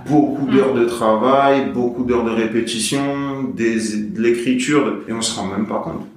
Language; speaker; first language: French; native; French